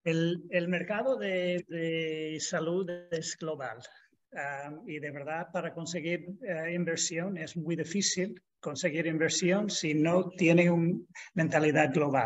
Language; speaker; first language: Spanish; non-native, fluent; English